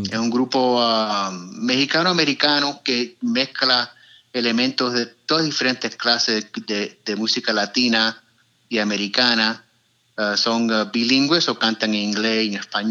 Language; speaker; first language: Spanish; early bilingual, heritage; Spanish